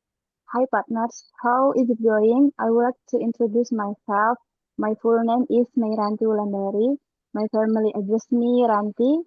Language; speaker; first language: English; non-native, learner; Indonesian